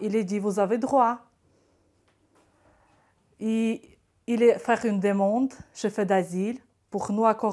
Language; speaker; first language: French; non-native, learner; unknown